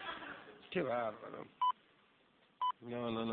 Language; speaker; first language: Spanish; native; Spanish